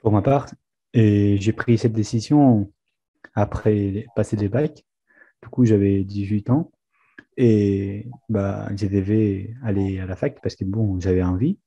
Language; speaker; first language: French; non-native, fluent; Spanish